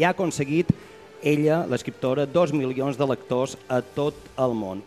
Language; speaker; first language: Catalan; native; Catalan